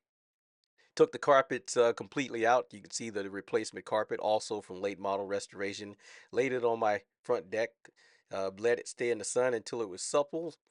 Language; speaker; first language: English; native; English